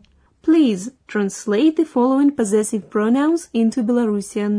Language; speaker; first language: English; non-native, fluent; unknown